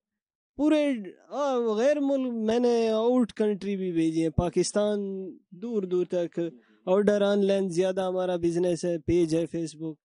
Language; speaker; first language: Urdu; non-native, local second language; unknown